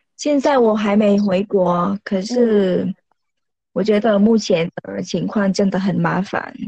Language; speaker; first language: Chinese; non-native, fluent; Vietnamese